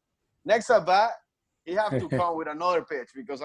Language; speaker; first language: English; non-native, fluent; Spanish